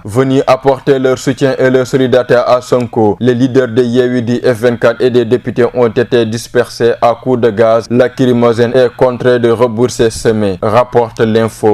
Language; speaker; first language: French; non-native, local second language; Wolof